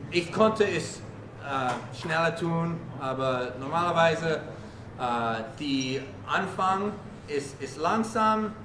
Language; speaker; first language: German; non-native, learner; English